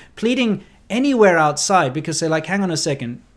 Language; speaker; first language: English; native; English